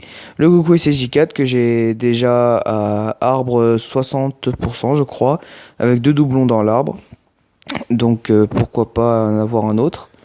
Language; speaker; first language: French; native; French